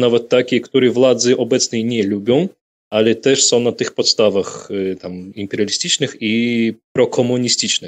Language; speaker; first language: Polish; non-native, fluent; Russian